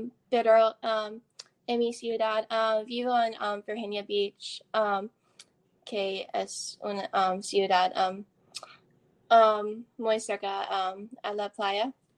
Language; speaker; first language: Spanish; non-native, learner; English